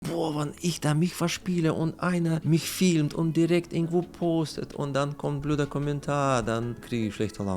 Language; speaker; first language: German; non-native, learner; Russian